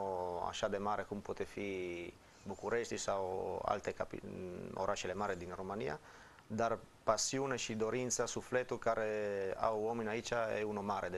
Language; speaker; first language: Romanian; non-native, fluent; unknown